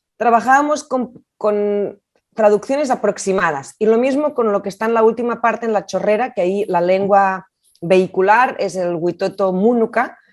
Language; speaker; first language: Spanish; non-native, local second language; Catalan